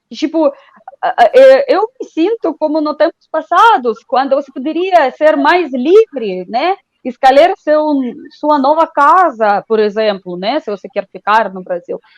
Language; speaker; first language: Portuguese; non-native, fluent; Russian